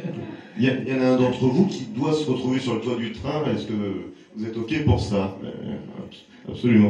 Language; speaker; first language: French; native; French